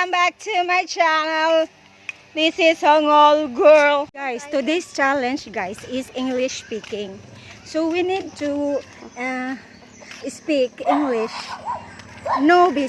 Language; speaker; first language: English; non-native, learner; Cebuano